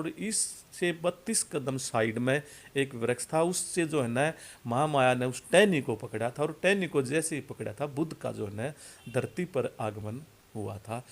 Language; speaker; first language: Hindi; native; Hindi